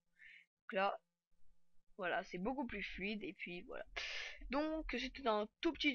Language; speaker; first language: French; native; French